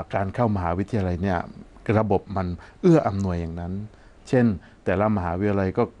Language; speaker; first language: Thai; native; Thai